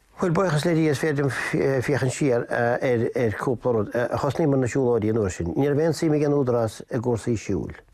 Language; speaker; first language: Irish; native; Irish